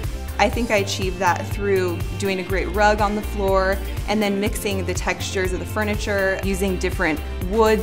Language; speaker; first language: English; native; English